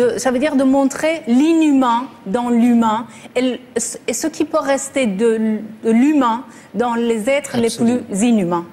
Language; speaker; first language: French; non-native, fluent; Persian